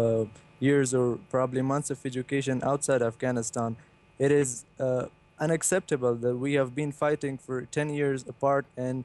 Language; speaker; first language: English; non-native, fluent; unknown